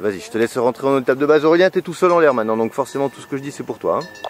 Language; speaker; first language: French; native; French